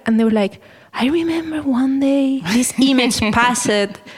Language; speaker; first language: English; non-native, fluent; Spanish